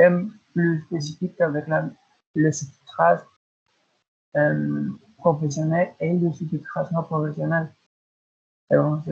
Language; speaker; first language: French; non-native, learner; Spanish